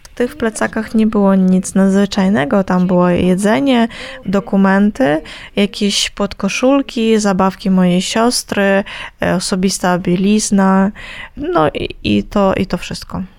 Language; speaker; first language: Polish; non-native, fluent; Ukrainian